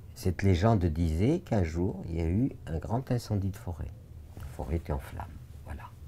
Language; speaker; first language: French; non-native, local second language; Arabic